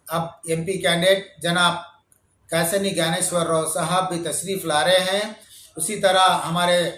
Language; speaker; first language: Urdu; native; Urdu